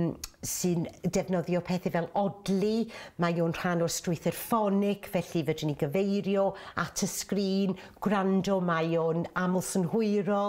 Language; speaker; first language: Welsh; native; Welsh